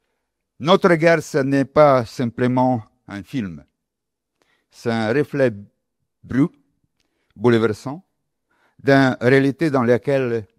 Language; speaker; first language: French; non-native, local second language; Ukrainian